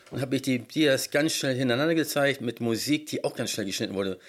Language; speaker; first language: German; early bilingual, heritage; German